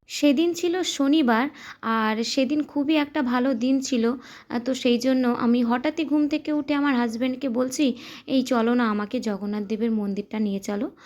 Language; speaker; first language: Bangla; non-native, local second language; Santali